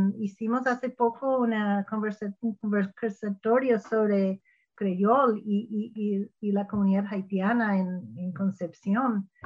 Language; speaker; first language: Spanish; non-native, fluent; English